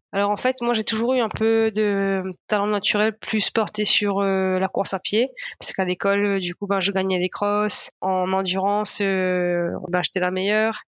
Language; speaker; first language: French; non-native, local second language; Morisyen